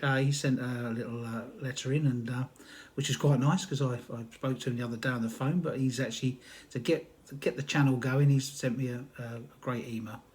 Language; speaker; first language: English; native; English